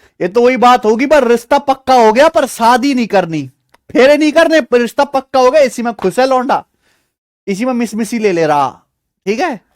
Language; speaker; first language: Hindi; native; Hindi